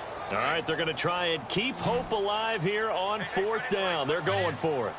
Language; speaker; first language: English; native; English